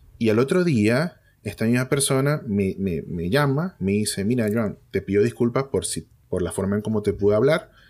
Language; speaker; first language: Spanish; native; Spanish